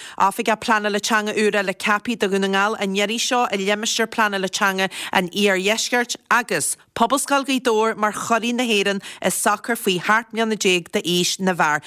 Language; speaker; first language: Irish; native; Irish